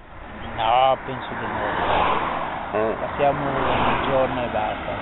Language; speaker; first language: Italian; non-native, learner; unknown